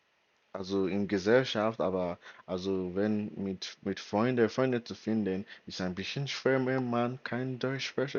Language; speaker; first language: German; non-native, learner; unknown